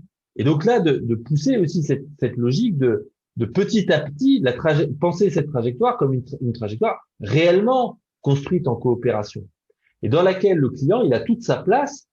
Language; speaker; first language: French; native; French